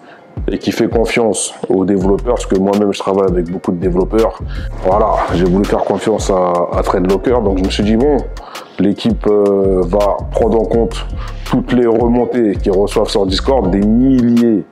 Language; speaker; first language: French; native; French